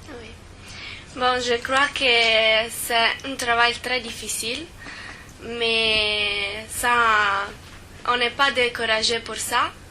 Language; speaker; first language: French; non-native, fluent; Italian